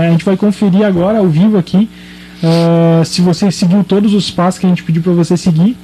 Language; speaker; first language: Portuguese; native; Portuguese